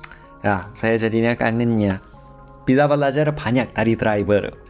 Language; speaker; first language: Indonesian; non-native, fluent; Korean